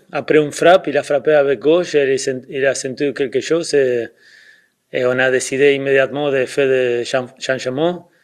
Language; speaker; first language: French; non-native, fluent; Spanish